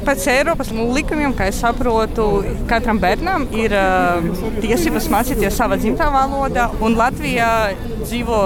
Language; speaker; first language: Latvian; non-native, local second language; Russian